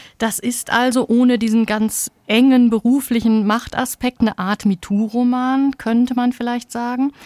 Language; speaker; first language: German; native; German